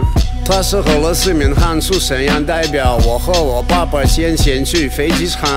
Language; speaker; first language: Chinese; non-native, learner; Russian